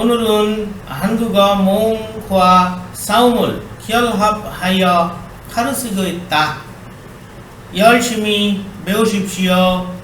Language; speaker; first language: Korean; non-native, learner; Bangla